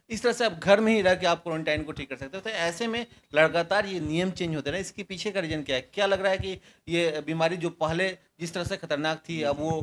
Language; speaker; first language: Hindi; native; Hindi